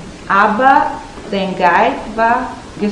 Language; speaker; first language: German; non-native, learner; Portuguese